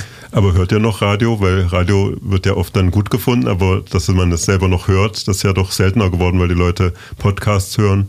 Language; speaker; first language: German; native; German